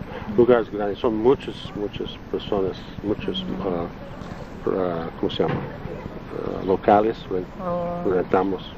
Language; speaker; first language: Spanish; non-native, learner; Italian